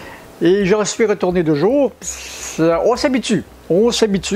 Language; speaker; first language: French; native; French